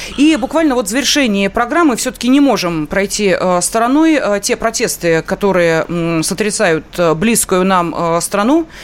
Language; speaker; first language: Russian; native; Russian